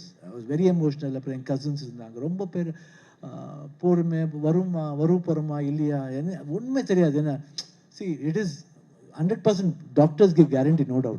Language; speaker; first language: Tamil; non-native, local second language; Kannada